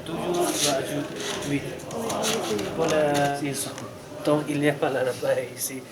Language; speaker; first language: French; non-native, learner; Tibetan